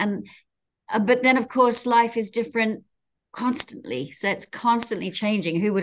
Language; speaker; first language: English; native; English